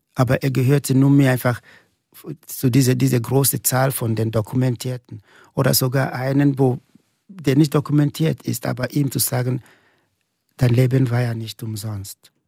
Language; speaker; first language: German; non-native, fluent; Igbo